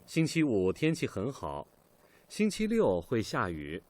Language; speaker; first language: Chinese; non-native, learner; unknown